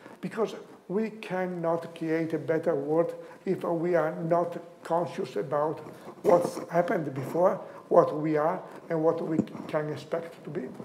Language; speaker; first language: English; non-native, fluent; Italian